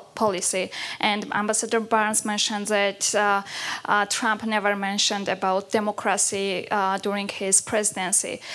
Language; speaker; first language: English; non-native, fluent; Georgian